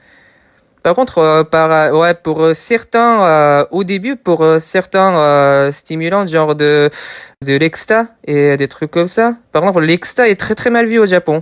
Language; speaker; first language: French; non-native, fluent; Japanese